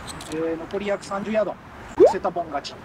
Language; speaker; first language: Japanese; native; Japanese